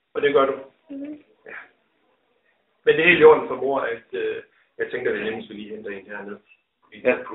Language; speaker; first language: Danish; native; Danish